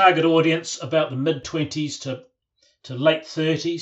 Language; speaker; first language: English; native; English